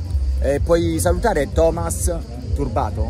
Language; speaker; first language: Italian; native; Italian